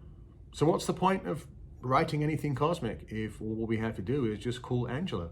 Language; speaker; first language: English; native; English